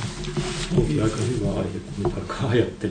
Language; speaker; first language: Finnish; native; Finnish